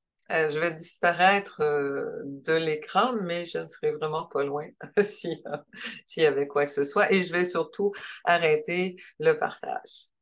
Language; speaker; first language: French; native; French